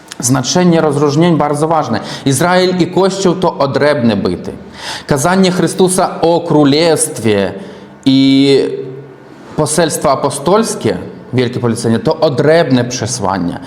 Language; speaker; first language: Polish; non-native, learner; Russian